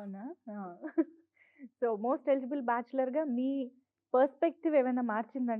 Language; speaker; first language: Telugu; native; Telugu